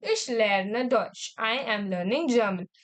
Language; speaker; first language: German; non-native, learner; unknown